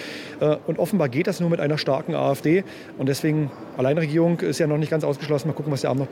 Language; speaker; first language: German; native; German